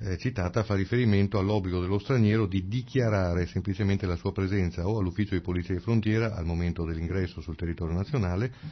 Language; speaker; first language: Italian; native; Italian